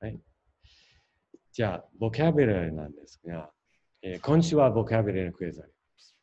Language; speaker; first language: Japanese; non-native, fluent; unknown